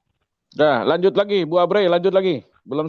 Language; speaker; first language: Indonesian; native; Indonesian